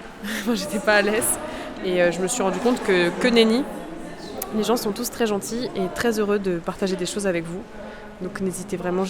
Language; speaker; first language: French; native; French